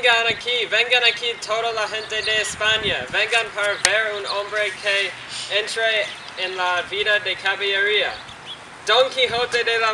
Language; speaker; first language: Spanish; non-native, learner; English